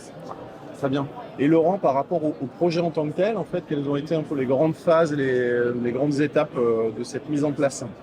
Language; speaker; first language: French; native; French